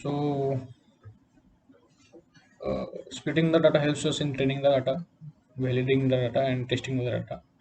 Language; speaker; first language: English; non-native, local second language; Odia